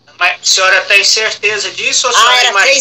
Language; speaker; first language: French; non-native, learner; Portuguese